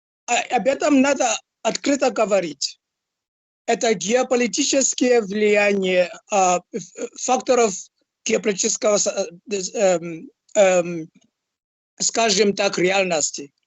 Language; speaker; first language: Russian; non-native, fluent; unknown